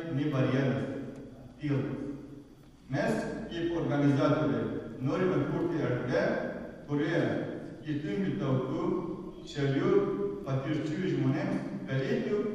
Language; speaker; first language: Lithuanian; non-native, fluent; Turkish